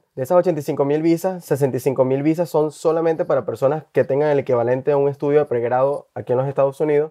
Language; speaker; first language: Spanish; native; Spanish